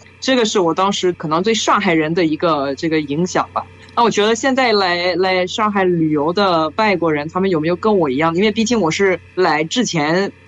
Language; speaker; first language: Chinese; non-native, fluent; French